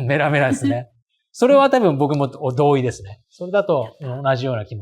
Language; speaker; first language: Japanese; native; Japanese